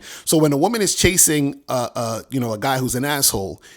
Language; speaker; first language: English; native; English